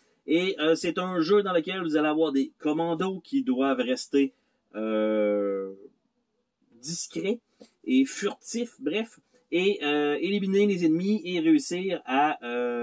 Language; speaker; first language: French; native; French